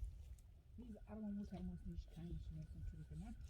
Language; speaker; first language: German; non-native, learner; Arabic